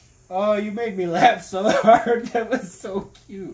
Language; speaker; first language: English; native; English